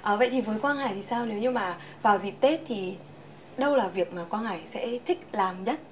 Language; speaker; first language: Vietnamese; native; Vietnamese